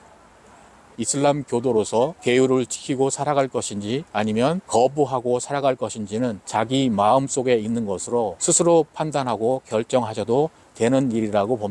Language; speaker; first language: Korean; native; Korean